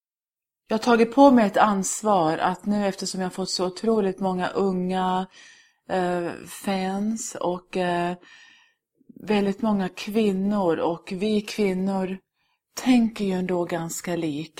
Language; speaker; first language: Swedish; early bilingual, other home language; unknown